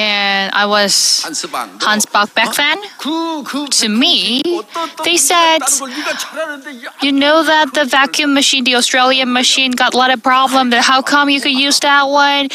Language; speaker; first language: English; non-native, fluent; Korean